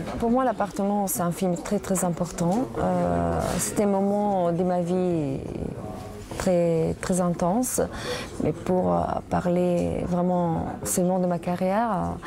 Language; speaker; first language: French; non-native, fluent; Italian